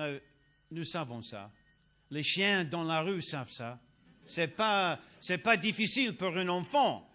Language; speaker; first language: French; non-native, learner; English